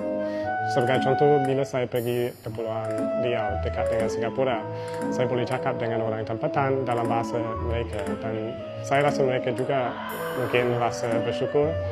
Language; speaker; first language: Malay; non-native, fluent; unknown